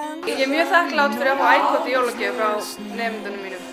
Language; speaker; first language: Icelandic; native; Icelandic